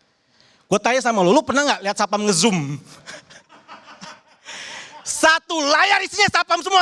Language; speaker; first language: Indonesian; native; Indonesian